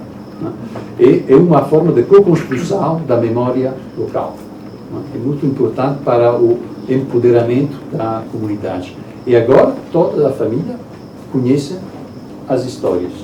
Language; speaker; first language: Portuguese; non-native, learner; Italian